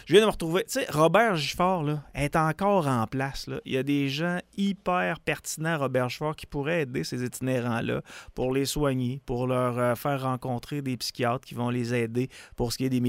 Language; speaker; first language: French; native; French